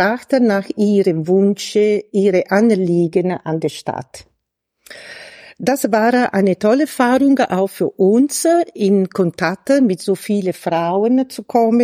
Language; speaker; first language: German; non-native, fluent; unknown